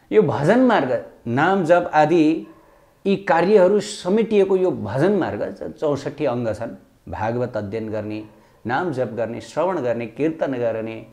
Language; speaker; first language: Nepali; native; Nepali